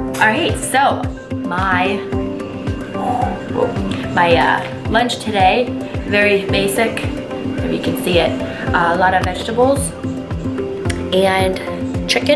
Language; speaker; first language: English; native; English